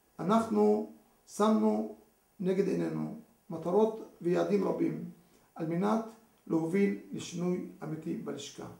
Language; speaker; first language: Hebrew; non-native, local second language; Arabic